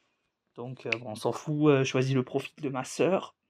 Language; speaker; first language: French; native; French